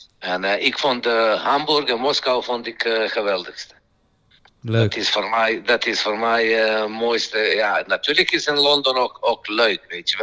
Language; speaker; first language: Dutch; non-native, fluent; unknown